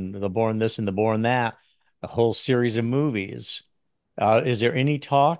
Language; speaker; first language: English; native; English